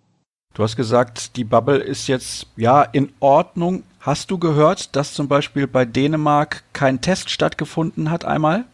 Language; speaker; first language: German; native; German